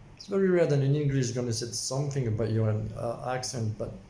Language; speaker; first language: English; non-native, local second language; French